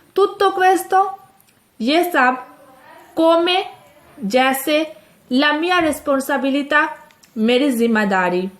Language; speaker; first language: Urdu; native; Urdu